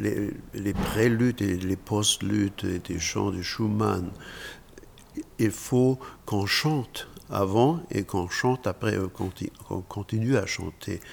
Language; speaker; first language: French; non-native, fluent; German